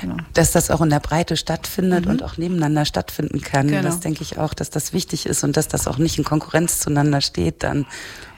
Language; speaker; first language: German; native; German